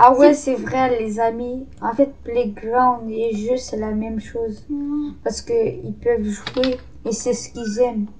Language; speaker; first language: French; native; French